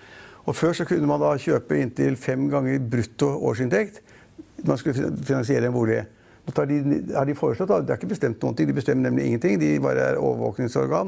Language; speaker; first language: Norwegian; native; Norwegian